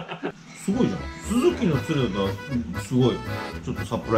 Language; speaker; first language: Japanese; native; Japanese